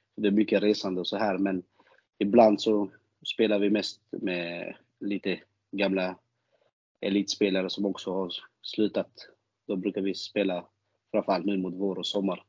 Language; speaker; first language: Swedish; early bilingual, other home language; Albanian